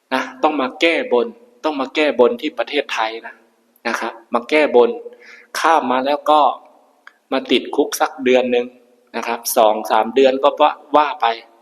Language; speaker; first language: Thai; native; Thai